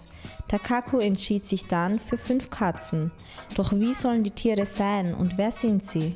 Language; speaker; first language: German; native; German